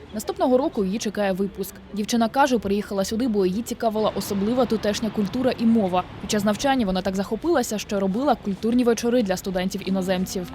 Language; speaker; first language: Ukrainian; native; Ukrainian